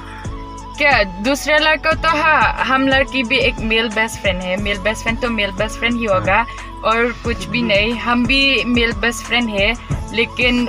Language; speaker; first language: Hindi; non-native, learner; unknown